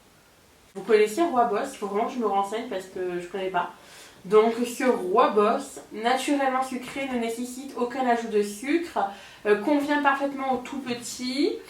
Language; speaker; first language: French; native; French